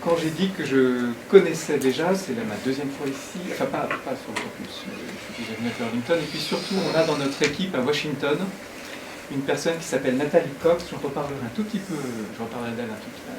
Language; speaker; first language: French; native; French